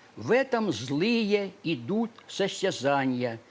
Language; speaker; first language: Russian; non-native, local second language; Ukrainian